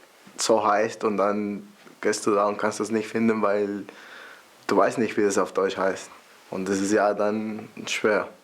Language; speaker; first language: German; non-native, fluent; Spanish